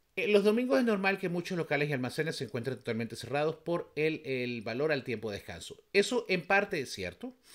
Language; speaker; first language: Spanish; native; Spanish